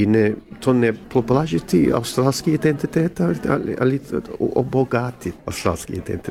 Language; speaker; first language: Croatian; early bilingual, heritage; English